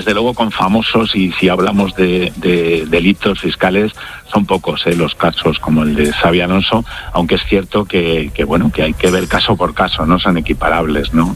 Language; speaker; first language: Spanish; native; Spanish